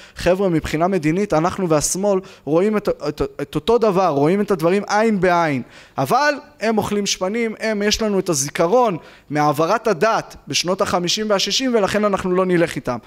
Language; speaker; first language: Hebrew; native; Hebrew